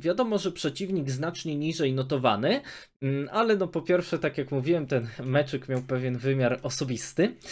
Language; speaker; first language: Polish; native; Polish